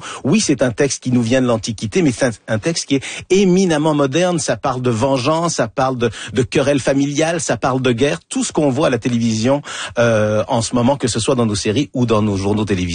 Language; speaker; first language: French; native; French